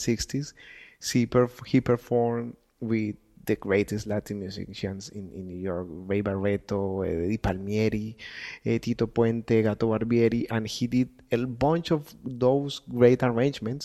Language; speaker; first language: English; non-native, fluent; Spanish